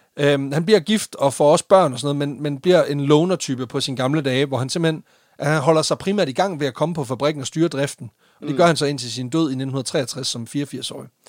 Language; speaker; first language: Danish; native; Danish